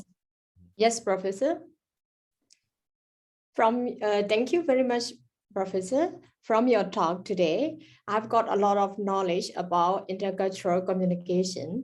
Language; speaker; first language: English; non-native, fluent; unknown